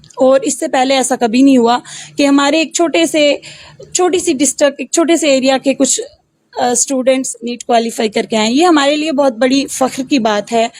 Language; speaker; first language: Hindi; non-native, local second language; Pahari-Potwari